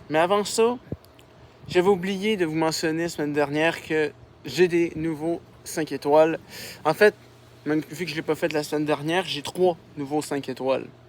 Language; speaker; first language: French; native; French